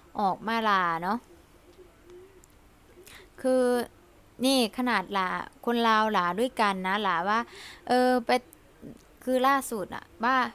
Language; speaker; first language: Thai; early bilingual, other home language; Lao